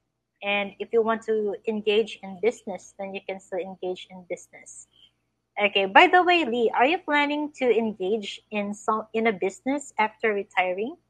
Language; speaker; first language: English; non-native, fluent; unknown